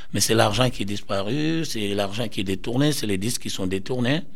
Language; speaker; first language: French; non-native, local second language; Soninke